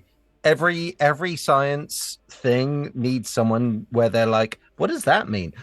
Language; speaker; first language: English; native; English